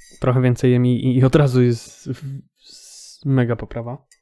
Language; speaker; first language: Polish; native; Polish